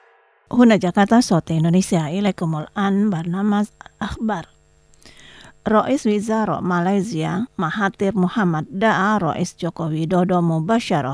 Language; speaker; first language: Arabic; non-native, learner; Indonesian